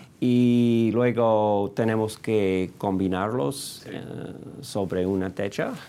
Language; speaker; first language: Spanish; non-native, fluent; English